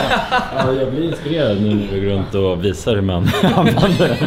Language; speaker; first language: Swedish; native; Swedish